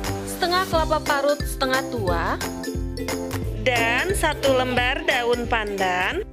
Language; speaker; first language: Indonesian; native; Indonesian